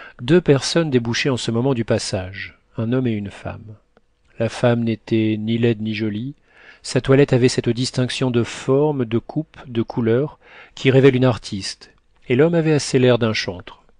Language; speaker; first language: French; native; French